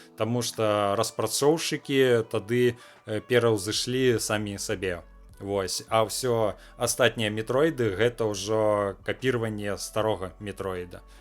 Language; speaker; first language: Belarusian; non-native, local second language; Russian